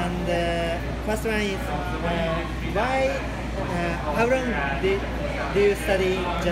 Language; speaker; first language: English; non-native, learner; Japanese